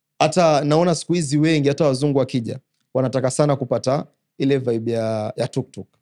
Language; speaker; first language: Swahili; native; Swahili